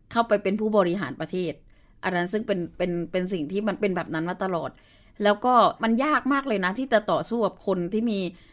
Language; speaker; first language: Thai; early bilingual, other home language; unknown